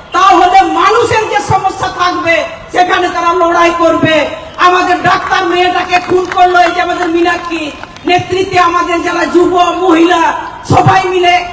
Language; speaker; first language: Bangla; non-native, local second language; Santali